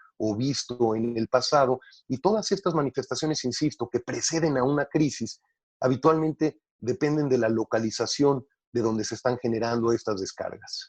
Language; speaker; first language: Spanish; native; Spanish